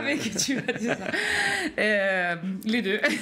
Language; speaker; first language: French; non-native, fluent; Danish